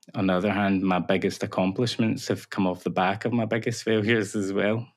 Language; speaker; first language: English; native; English